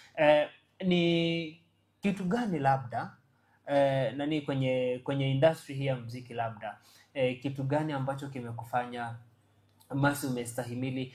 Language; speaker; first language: Swahili; non-native, local second language; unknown